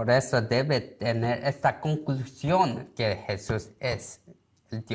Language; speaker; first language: Spanish; non-native, learner; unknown